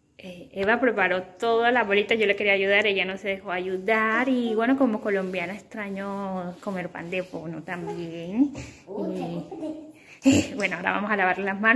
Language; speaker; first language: Spanish; native; Spanish